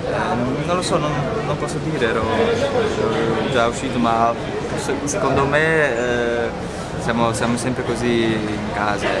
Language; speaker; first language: Italian; non-native, learner; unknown